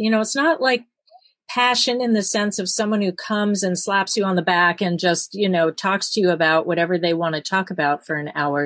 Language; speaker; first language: English; native; English